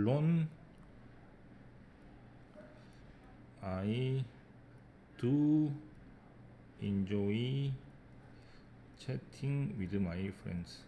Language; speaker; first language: English; non-native, fluent; Korean